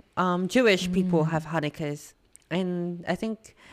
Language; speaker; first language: English; non-native, local second language; Filipino